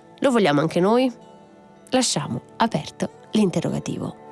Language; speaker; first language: Italian; native; Italian